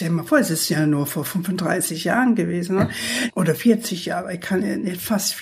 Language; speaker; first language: German; non-native, fluent; English